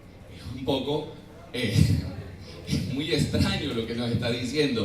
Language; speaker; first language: Spanish; native; Spanish